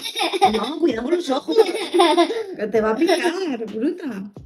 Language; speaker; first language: Spanish; native; Spanish